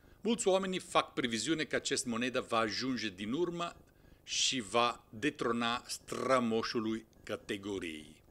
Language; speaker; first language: Romanian; non-native, fluent; Italian